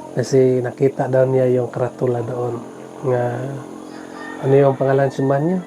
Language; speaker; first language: Filipino; non-native, local second language; Cebuano